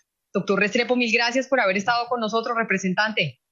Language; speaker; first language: Spanish; native; Spanish